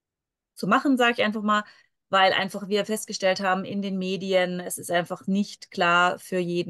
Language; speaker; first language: German; native; German